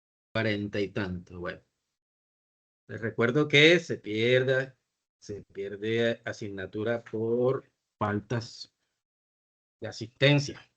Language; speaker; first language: Spanish; native; Spanish